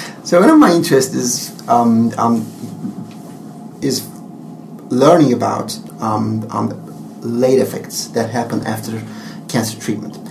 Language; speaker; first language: English; non-native, fluent; Turkish